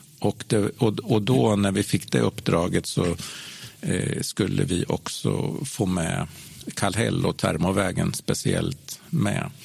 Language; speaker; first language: Swedish; native; Swedish